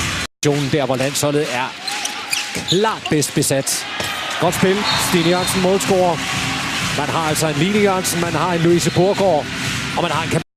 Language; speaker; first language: Danish; native; Danish